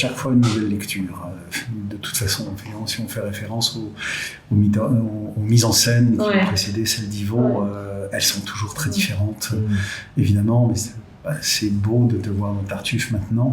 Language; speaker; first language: French; native; French